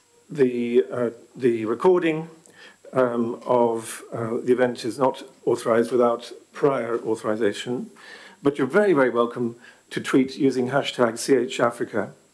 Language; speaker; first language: English; native; English